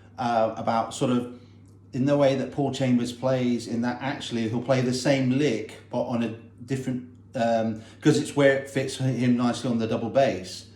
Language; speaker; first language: English; native; English